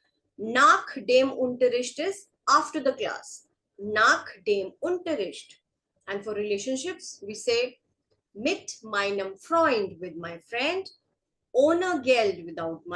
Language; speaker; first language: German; non-native, fluent; Hindi